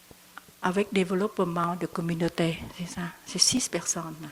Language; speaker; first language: French; non-native, learner; Vietnamese